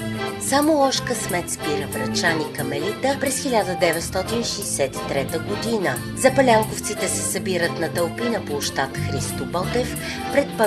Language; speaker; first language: Bulgarian; native; Bulgarian